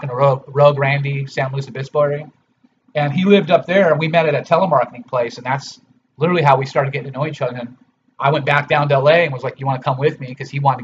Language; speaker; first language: English; native; English